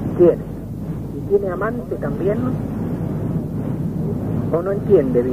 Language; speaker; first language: Spanish; native; Spanish